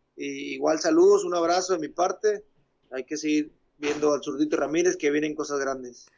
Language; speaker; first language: Spanish; native; Spanish